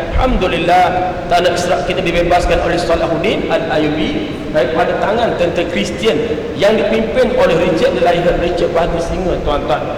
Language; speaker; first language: Malay; native; Malay